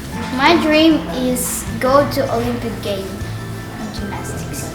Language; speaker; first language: English; non-native, learner; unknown